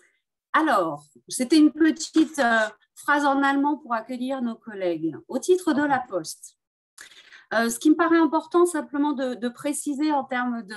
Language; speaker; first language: French; native; French